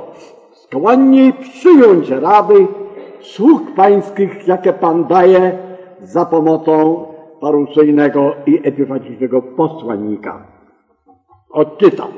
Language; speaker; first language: Polish; native; Polish